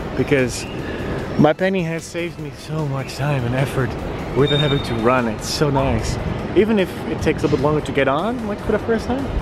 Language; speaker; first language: English; non-native, fluent; Dutch